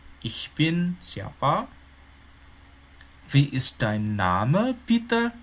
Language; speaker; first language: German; non-native, fluent; Indonesian